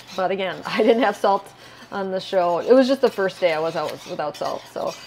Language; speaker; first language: English; native; English